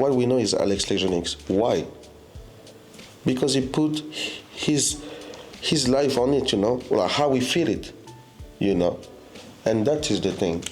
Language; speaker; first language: English; non-native, fluent; French